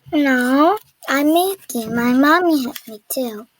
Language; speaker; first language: English; non-native, learner; Korean